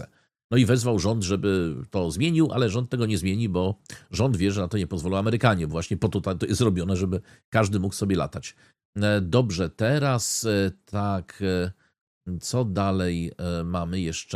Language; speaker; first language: Polish; native; Polish